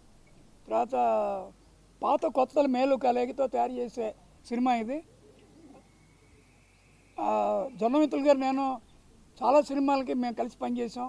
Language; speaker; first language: Telugu; native; Telugu